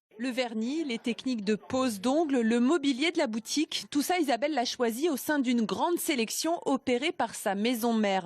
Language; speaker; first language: French; native; French